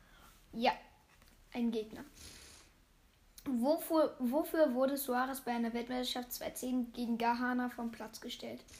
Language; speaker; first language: German; native; German